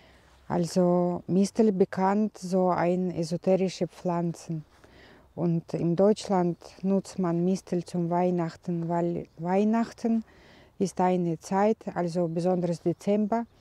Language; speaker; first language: German; non-native, learner; Russian